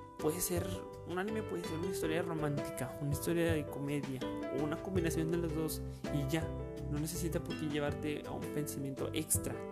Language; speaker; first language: Spanish; native; Spanish